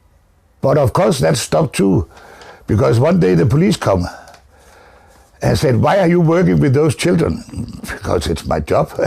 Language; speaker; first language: English; non-native, fluent; Danish